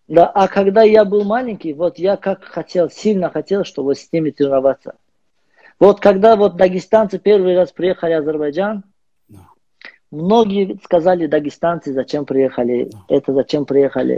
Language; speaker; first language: Russian; non-native, learner; Azerbaijani